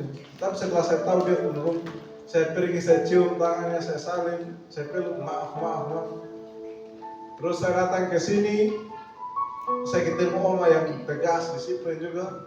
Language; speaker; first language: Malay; non-native, local second language; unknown